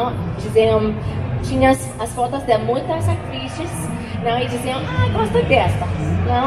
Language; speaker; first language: Portuguese; non-native, learner; English